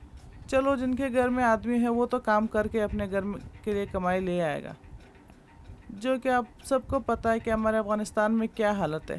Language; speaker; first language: Hindi; non-native, fluent; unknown